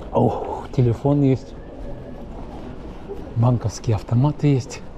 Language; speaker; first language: Russian; non-native, local second language; Kyrgyz